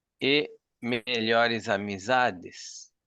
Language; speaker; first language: Portuguese; non-native, learner; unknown